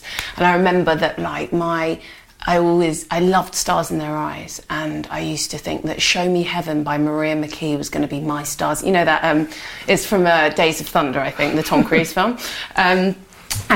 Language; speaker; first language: English; native; English